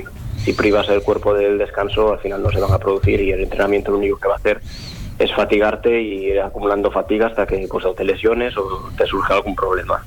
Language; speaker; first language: Spanish; native; Spanish